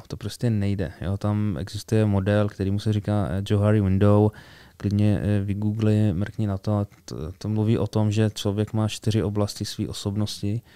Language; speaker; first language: Czech; early bilingual, other home language; Arabic